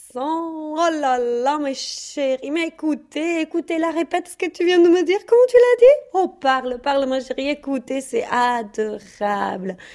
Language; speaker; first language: French; non-native, fluent; Italian